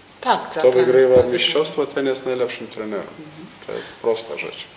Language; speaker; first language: Polish; non-native, learner; Lithuanian